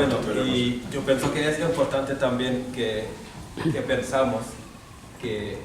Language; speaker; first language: Spanish; non-native, fluent; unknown